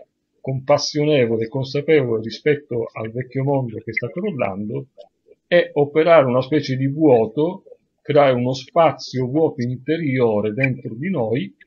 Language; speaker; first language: Italian; native; Italian